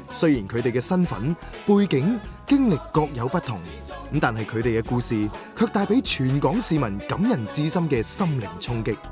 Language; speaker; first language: Cantonese; native; Cantonese